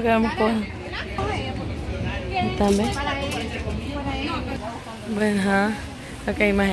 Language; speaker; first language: Spanish; native; Spanish